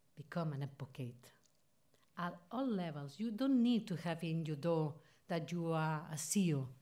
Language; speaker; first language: English; non-native, fluent; Spanish